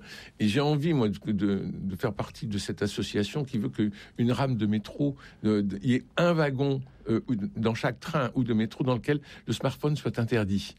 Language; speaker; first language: French; native; French